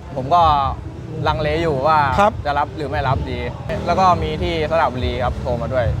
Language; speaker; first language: Thai; native; Thai